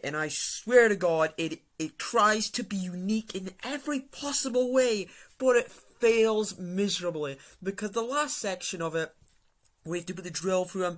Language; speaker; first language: English; native; English